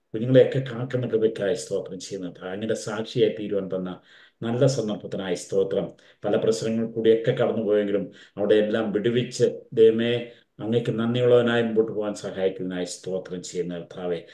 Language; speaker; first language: Malayalam; native; Malayalam